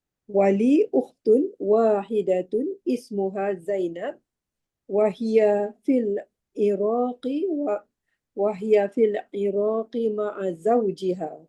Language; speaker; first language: Arabic; non-native, learner; Malay